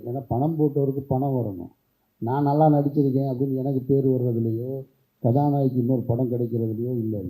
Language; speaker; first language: Tamil; native; Tamil